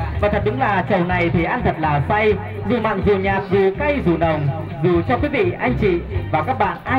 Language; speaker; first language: Vietnamese; native; Vietnamese